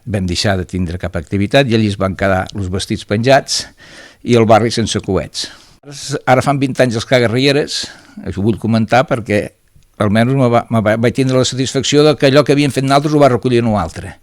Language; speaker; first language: Catalan; native; Catalan